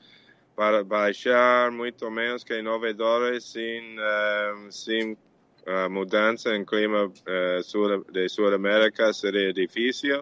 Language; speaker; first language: Portuguese; non-native, fluent; English